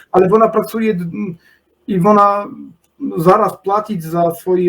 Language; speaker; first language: Polish; non-native, learner; Ukrainian